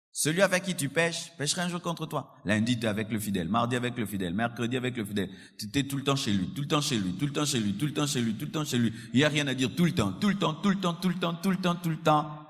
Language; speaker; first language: French; non-native, local second language; Lingala